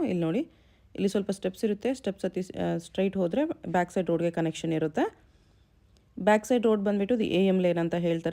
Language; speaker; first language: Kannada; native; Kannada